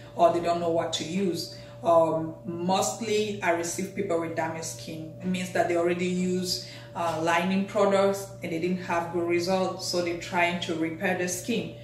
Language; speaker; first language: English; non-native, local second language; French